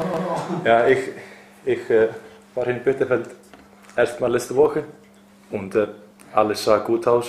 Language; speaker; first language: German; non-native, learner; Icelandic